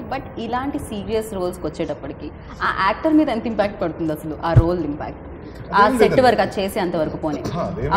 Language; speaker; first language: Telugu; native; Telugu